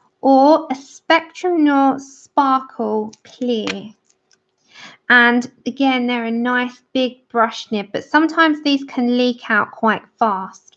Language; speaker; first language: English; native; English